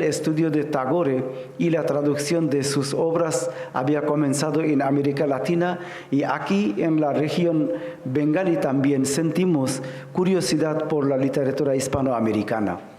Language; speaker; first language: Spanish; non-native, fluent; Bangla